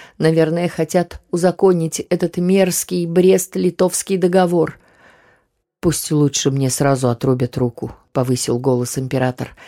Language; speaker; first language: Russian; native; Russian